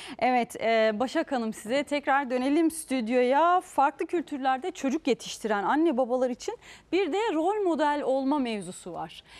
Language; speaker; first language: Turkish; native; Turkish